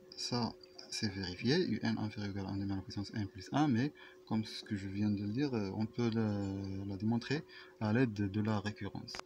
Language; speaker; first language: French; non-native, local second language; Arabic